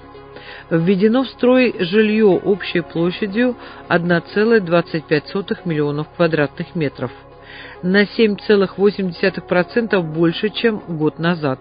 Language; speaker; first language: Russian; native; Russian